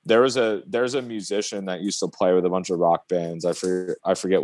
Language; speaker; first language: English; native; English